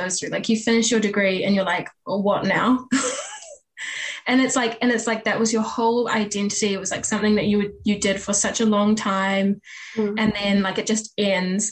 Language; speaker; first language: English; native; English